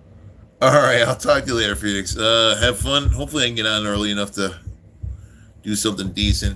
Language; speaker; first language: English; native; English